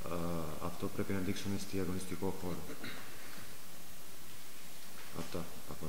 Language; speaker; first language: Greek; non-native, fluent; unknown